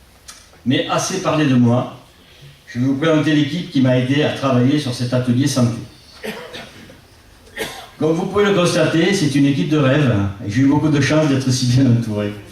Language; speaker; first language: French; native; French